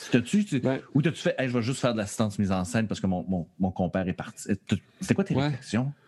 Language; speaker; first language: French; native; French